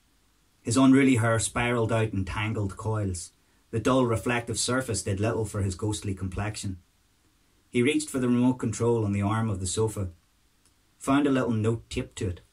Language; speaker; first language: English; native; English